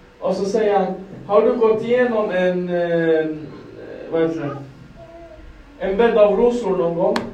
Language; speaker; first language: Swedish; non-native, fluent; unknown